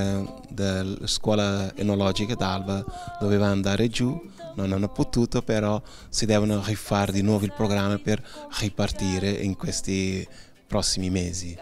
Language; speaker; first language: Italian; non-native, fluent; Kabuverdianu